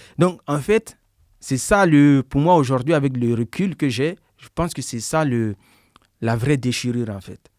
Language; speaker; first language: French; non-native, local second language; Bambara